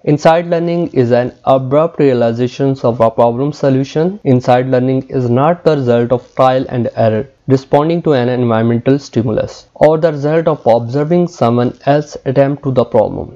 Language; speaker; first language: English; non-native, local second language; Urdu